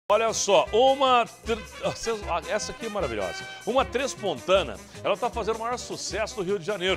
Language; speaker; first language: Portuguese; native; Portuguese